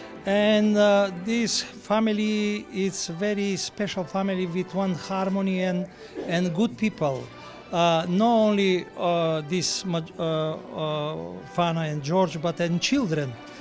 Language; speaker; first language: English; non-native, learner; Macedonian